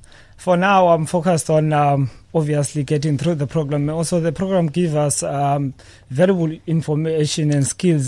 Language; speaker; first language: English; non-native, local second language; Xhosa